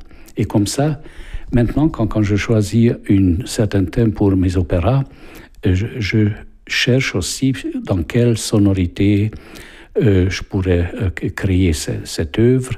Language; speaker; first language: French; non-native, fluent; Hungarian